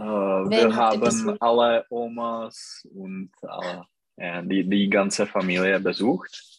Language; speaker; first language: German; non-native, learner; Czech